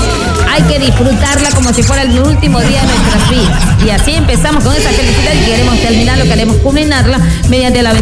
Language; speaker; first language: Spanish; native; Spanish